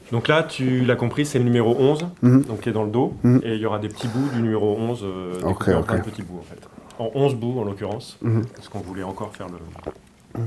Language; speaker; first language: French; native; French